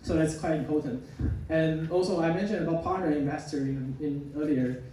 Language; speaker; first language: English; non-native, fluent; Chinese